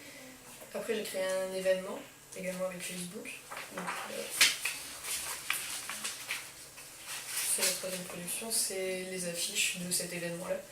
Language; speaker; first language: French; native; French